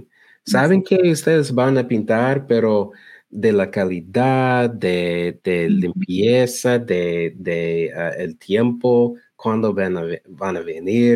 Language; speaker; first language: Spanish; non-native, learner; English